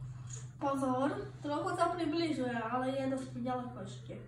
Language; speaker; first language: Polish; non-native, learner; Slovak